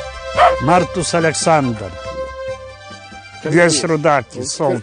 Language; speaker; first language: Polish; non-native, local second language; Belarusian